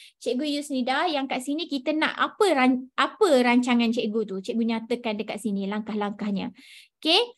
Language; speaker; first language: Malay; native; Malay